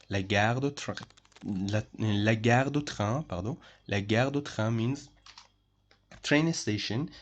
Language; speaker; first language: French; non-native, fluent; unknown